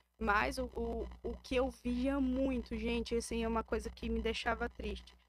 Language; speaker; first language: Portuguese; native; Portuguese